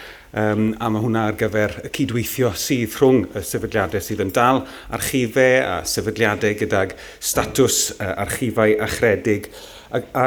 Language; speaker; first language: Welsh; native; Welsh